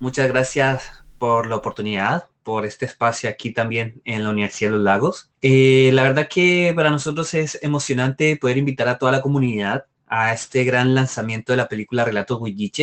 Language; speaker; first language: Spanish; native; Spanish